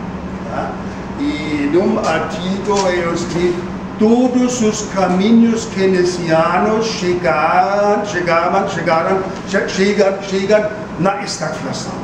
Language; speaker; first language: Portuguese; non-native, fluent; German